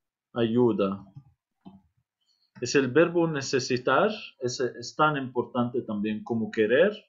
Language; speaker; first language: Spanish; non-native, fluent; Arabic